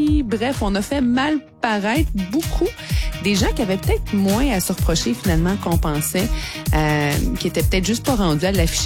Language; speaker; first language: French; native; French